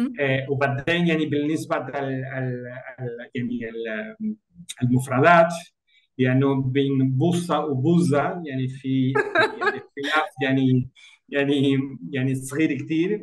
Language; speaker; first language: Arabic; non-native, learner; Spanish